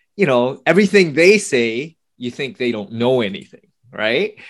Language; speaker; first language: English; early bilingual, other home language; Vietnamese